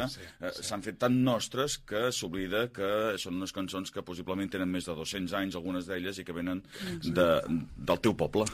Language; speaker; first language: Catalan; native; Catalan